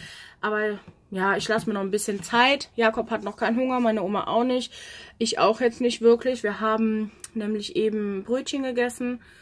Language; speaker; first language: German; native; German